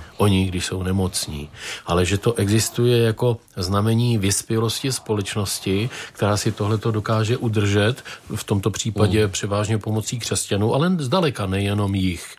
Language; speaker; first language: Czech; native; Czech